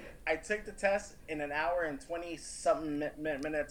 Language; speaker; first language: English; early bilingual, other home language; Spanish